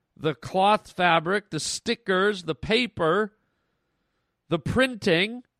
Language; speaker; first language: English; native; English